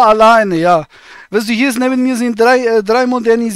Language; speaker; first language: German; native; German